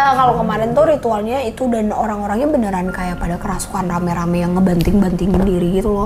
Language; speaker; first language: Indonesian; native; Indonesian